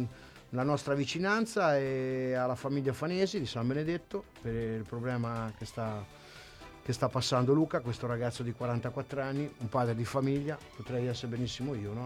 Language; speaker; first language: Italian; native; Italian